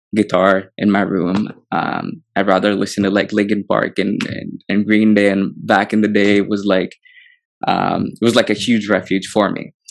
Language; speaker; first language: English; non-native, local second language; Telugu